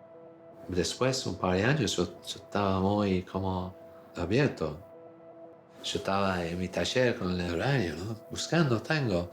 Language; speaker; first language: Spanish; non-native, fluent; English